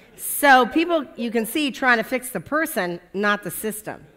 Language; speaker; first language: English; native; English